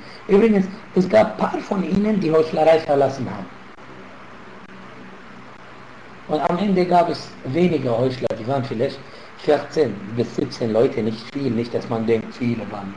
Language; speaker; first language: German; non-native, fluent; Arabic